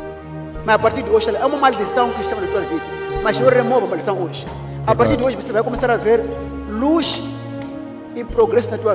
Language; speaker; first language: Portuguese; non-native, local second language; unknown